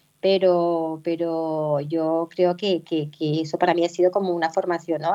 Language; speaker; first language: Spanish; native; Spanish